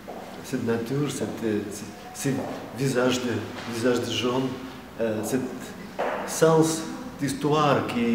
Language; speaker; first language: French; non-native, fluent; Russian